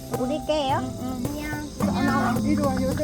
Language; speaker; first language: Korean; non-native, local second language; Vietnamese